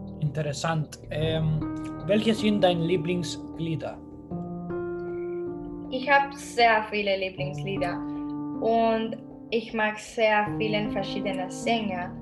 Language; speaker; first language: German; non-native, learner; Spanish